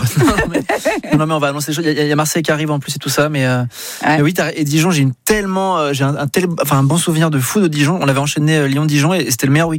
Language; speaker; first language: French; native; French